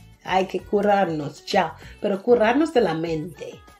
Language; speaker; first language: Spanish; non-native, fluent; English